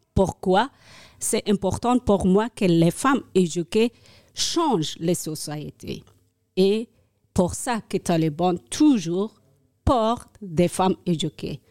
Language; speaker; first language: French; non-native, learner; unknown